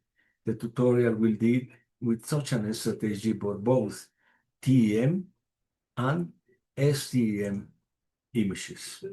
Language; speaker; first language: English; non-native, fluent; Spanish